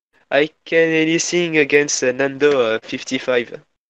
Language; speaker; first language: English; non-native, learner; French